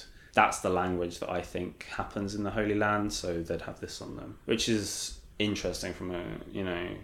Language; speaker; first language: English; native; English